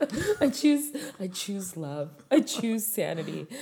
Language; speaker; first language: English; native; English